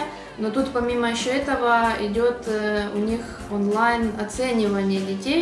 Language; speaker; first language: Russian; native; Russian